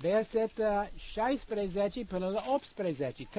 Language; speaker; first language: Romanian; non-native, learner; English